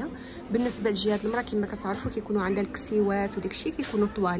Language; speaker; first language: Arabic; native; Arabic